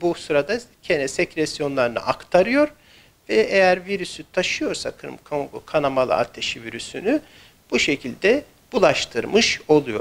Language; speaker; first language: Turkish; native; Turkish